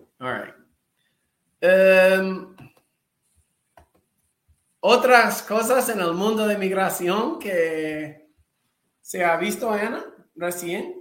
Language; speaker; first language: Spanish; non-native, fluent; English